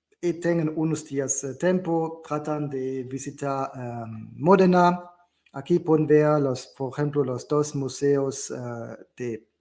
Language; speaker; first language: Spanish; non-native, learner; German